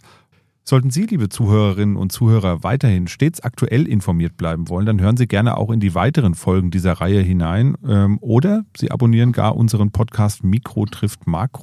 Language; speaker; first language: German; native; German